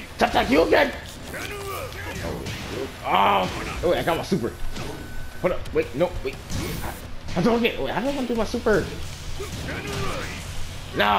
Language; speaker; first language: English; native; English